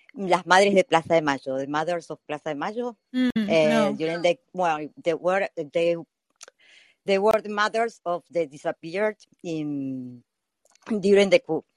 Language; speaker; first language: English; non-native, learner; Spanish